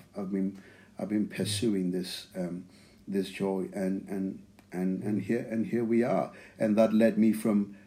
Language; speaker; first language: English; non-native, local second language; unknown